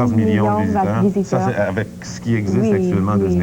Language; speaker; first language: French; native; French